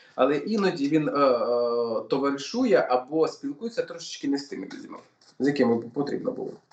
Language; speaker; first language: Ukrainian; non-native, local second language; Russian